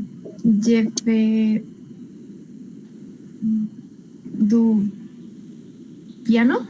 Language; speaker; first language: French; non-native, learner; Spanish